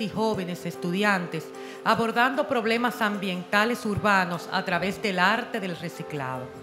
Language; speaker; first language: Spanish; native; Spanish